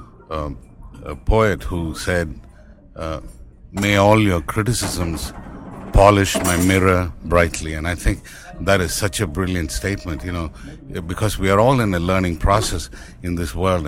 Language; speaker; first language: English; non-native, local second language; Tamil